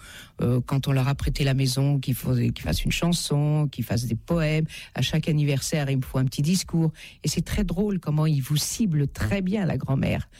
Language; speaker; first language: French; native; French